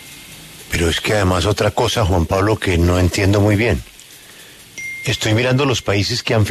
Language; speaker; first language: Spanish; native; Spanish